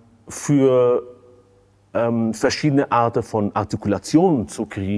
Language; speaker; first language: German; non-native, fluent; Hebrew